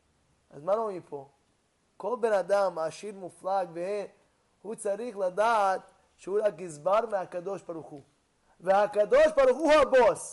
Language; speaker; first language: Hebrew; non-native, fluent; English